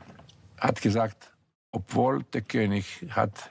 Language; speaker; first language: German; non-native, fluent; Greek